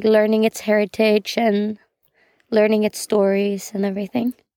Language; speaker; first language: English; non-native, fluent; Icelandic